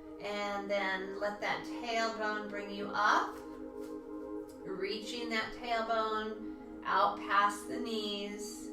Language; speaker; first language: English; native; English